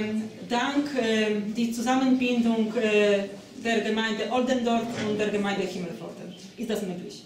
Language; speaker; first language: German; non-native, learner; Polish